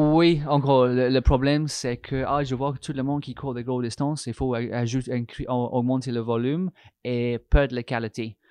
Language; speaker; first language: French; non-native, fluent; English